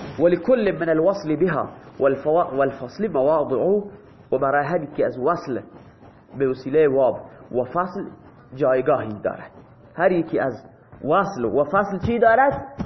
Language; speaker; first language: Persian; non-native, local second language; Baluchi